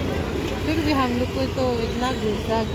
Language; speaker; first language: Hindi; non-native, local second language; Assamese